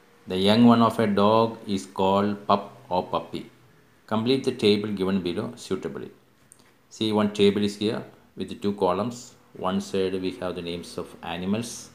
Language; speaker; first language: English; non-native, local second language; Malayalam